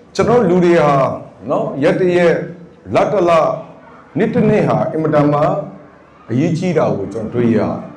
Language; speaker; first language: Burmese; non-native, local second language; Karen languages